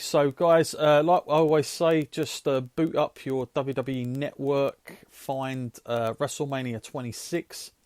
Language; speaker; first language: English; native; English